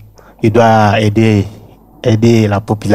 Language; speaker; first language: French; non-native, learner; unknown